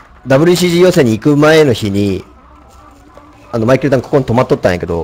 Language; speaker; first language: Japanese; native; Japanese